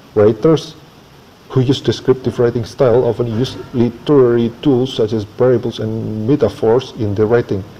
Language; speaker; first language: English; non-native, fluent; Indonesian